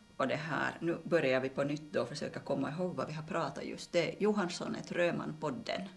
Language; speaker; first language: Swedish; native; Swedish